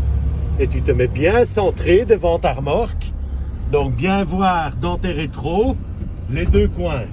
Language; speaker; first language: French; native; French